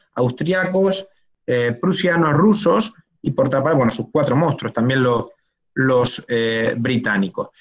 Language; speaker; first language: Spanish; native; Spanish